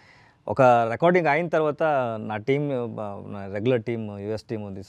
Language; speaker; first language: Telugu; non-native, learner; Kannada